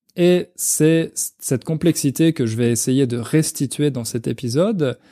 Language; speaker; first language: French; native; French